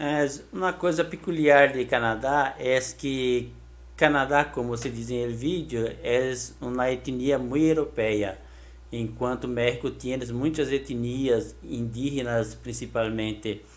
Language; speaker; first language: Portuguese; non-native, learner; Spanish